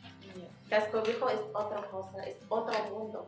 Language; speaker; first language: Spanish; non-native, learner; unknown